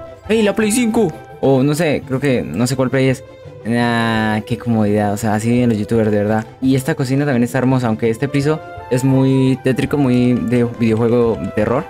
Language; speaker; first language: Spanish; native; Spanish